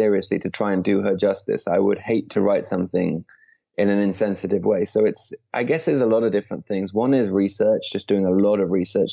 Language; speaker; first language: English; native; English